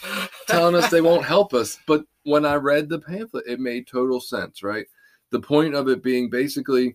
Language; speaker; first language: English; native; English